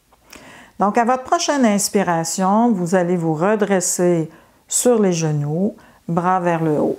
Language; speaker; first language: French; native; French